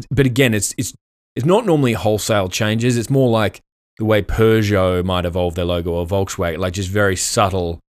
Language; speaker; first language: English; native; English